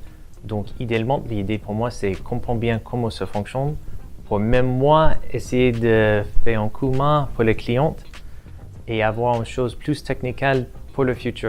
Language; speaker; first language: French; non-native, learner; English